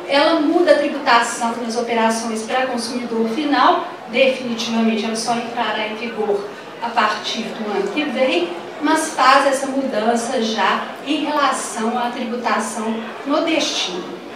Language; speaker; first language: Portuguese; native; Portuguese